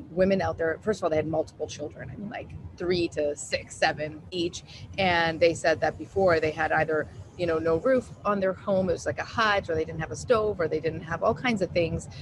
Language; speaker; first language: English; native; English